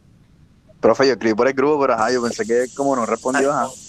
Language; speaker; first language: Spanish; native; Spanish